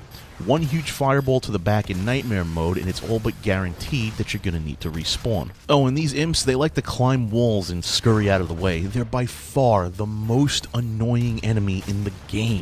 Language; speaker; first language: English; native; English